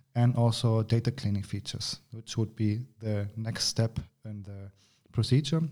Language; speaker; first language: English; non-native, fluent; German